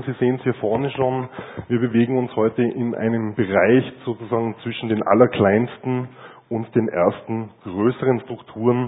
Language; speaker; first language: German; native; German